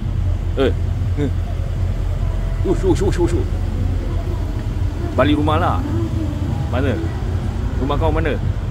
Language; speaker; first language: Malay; non-native, fluent; Korean